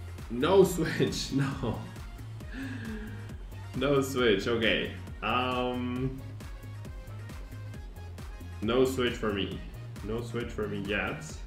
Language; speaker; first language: English; non-native, fluent; Spanish